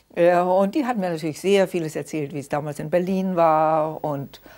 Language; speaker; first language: German; early bilingual, other home language; Danish